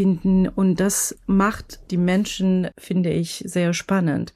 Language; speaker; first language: German; non-native, fluent; Persian